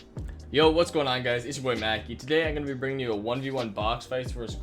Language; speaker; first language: English; native; English